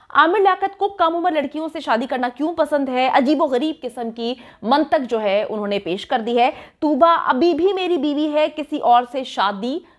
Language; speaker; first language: Urdu; native; Urdu